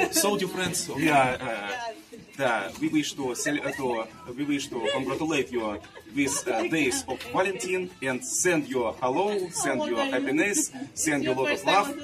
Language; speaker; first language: English; non-native, fluent; Russian